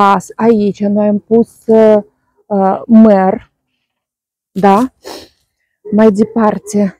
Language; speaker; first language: Romanian; non-native, learner; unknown